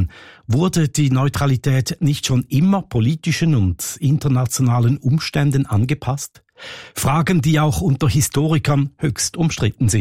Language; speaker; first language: German; native; German